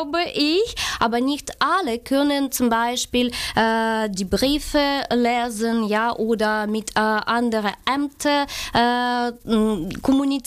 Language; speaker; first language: German; non-native, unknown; Ukrainian